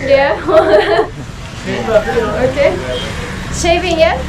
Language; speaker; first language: English; non-native, fluent; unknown